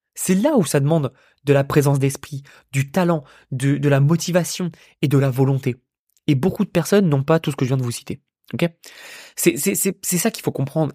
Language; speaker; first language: French; native; French